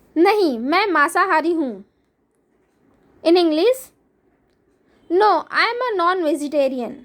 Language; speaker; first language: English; non-native, local second language; Hindi